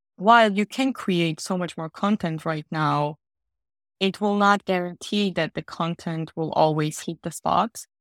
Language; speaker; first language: English; non-native, fluent; Georgian